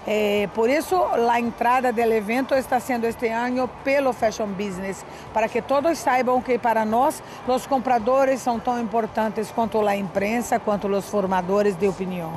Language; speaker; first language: Spanish; non-native, fluent; Portuguese